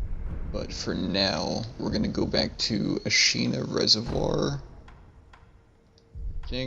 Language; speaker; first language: English; native; English